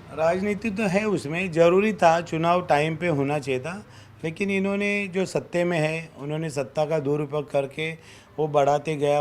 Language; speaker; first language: Hindi; non-native, local second language; Marathi